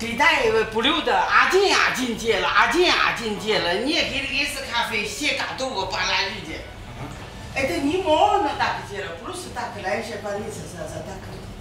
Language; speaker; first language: Russian; non-native, learner; Chinese